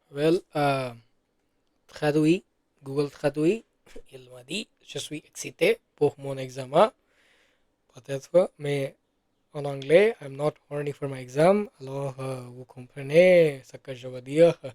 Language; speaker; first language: French; non-native, learner; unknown